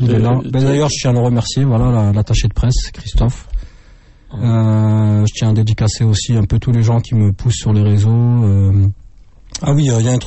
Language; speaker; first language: French; native; French